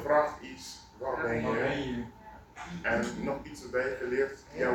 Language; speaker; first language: Dutch; non-native, local second language; Lingala